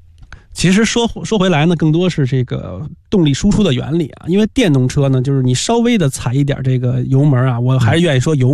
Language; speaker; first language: Chinese; native; Chinese